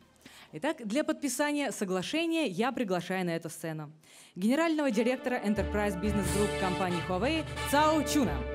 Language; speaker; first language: Russian; native; Russian